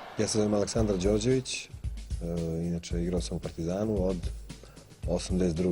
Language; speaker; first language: Bosnian; native; Bosnian